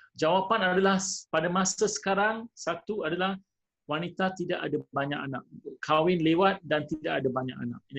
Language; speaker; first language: Malay; non-native, local second language; Tamil